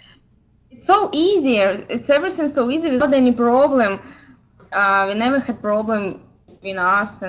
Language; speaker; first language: English; non-native, learner; Ukrainian